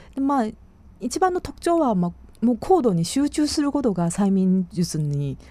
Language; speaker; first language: Japanese; non-native, fluent; Chinese